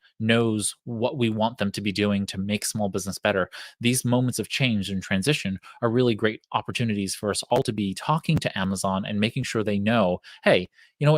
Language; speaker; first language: English; native; English